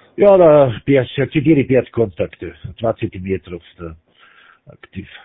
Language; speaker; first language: Russian; non-native, learner; German